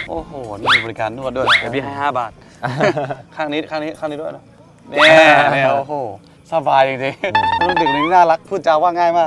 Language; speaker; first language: Thai; native; Thai